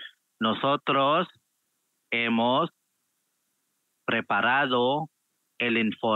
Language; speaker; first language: Spanish; non-native, fluent; Filipino